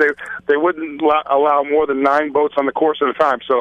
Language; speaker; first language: English; native; English